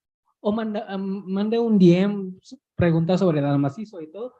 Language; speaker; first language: Spanish; early bilingual, heritage; Spanish